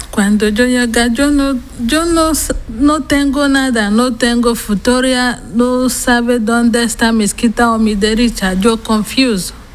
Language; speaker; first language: Spanish; non-native, learner; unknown